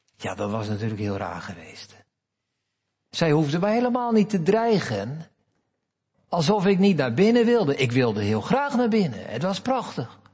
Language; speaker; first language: Dutch; native; Dutch